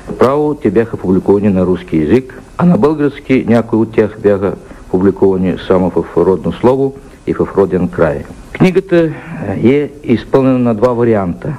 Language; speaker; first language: Bulgarian; early bilingual, heritage; Bulgarian